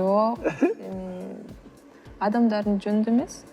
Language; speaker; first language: Kyrgyz; non-native, local second language; Russian